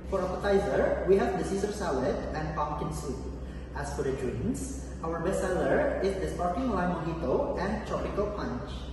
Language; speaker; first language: English; non-native, learner; Indonesian